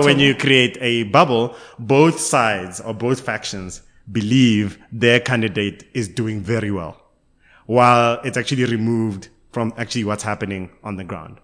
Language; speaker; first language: English; non-native, local second language; Tswana